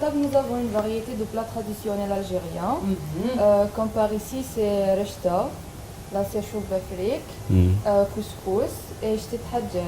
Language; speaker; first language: French; non-native, local second language; Arabic